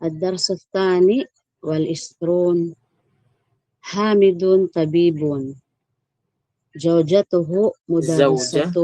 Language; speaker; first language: Arabic; non-native, learner; Filipino